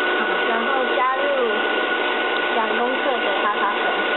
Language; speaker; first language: Chinese; early bilingual, heritage; Chinese